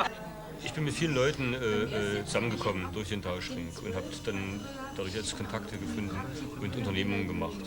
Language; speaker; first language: German; native; German